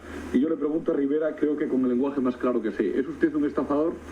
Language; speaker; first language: Spanish; native; Spanish